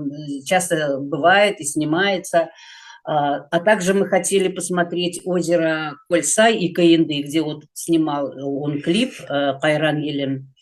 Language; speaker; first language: Russian; native; Russian